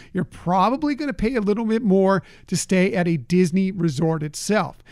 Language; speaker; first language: English; native; English